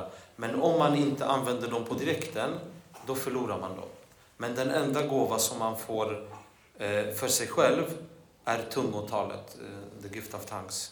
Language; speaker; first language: Swedish; non-native, fluent; Polish